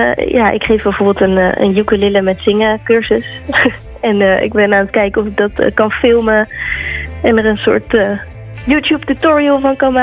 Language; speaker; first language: Dutch; native; Dutch